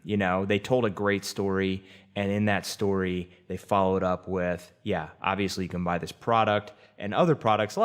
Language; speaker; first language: English; native; English